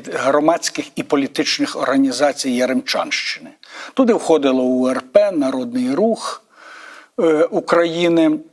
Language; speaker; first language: Ukrainian; native; Ukrainian